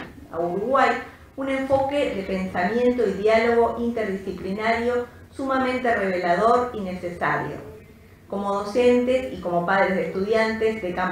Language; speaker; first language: Spanish; native; Spanish